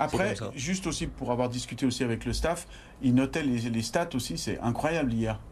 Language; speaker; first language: French; native; French